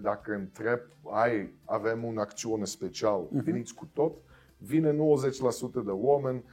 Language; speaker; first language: Romanian; non-native, learner; Dutch